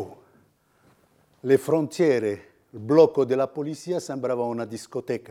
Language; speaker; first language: Italian; non-native, fluent; Riffian